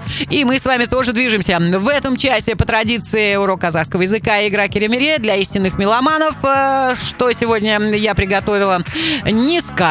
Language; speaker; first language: Russian; native; Russian